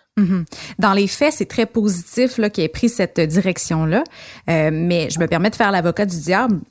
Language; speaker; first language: French; native; French